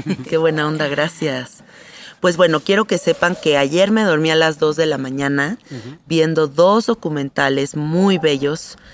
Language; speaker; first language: Spanish; native; Spanish